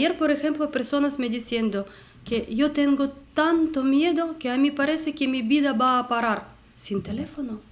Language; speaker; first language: Spanish; non-native, learner; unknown